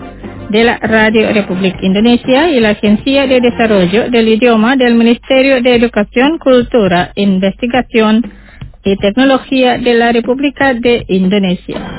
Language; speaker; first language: Spanish; non-native, fluent; Indonesian